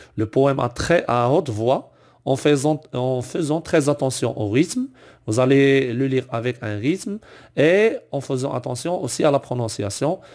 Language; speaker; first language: French; non-native, local second language; Arabic